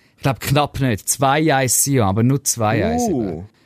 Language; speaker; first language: German; native; German